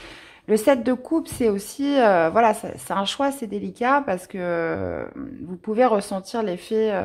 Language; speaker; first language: French; native; French